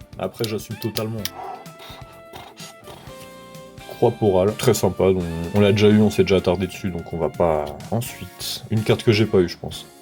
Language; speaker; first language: French; native; French